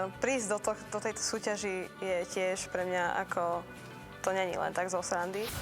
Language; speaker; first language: Slovak; early bilingual, heritage; Slovak